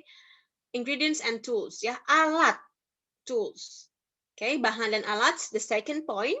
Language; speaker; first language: English; non-native, fluent; Indonesian